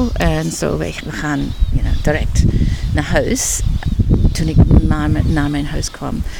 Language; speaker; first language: Dutch; early bilingual, heritage; Dutch